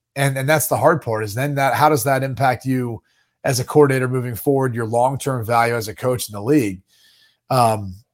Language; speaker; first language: English; native; English